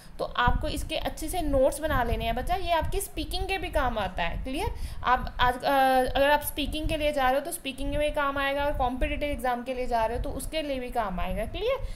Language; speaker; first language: Hindi; non-native, local second language; Punjabi